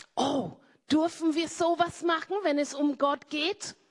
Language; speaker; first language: German; non-native, fluent; English